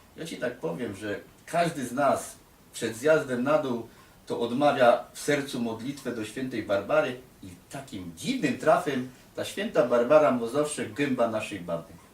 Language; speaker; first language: Polish; native; Polish